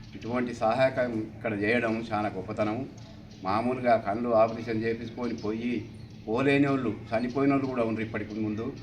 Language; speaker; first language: Telugu; native; Telugu